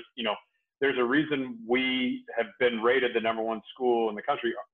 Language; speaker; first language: English; native; English